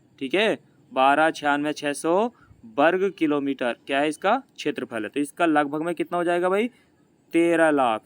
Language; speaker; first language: Hindi; native; Hindi